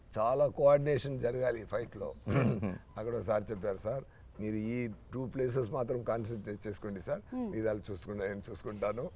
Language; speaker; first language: Telugu; non-native, learner; Tamil